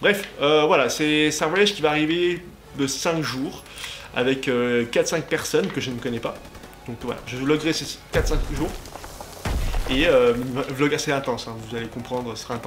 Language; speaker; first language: French; native; French